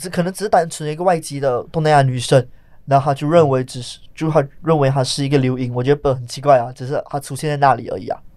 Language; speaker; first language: Chinese; native; Chinese